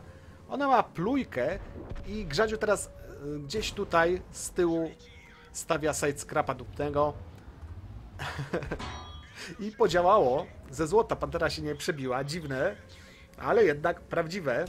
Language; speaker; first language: Polish; native; Polish